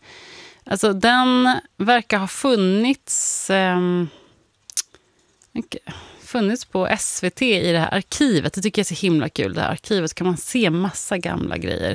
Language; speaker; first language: Swedish; native; Swedish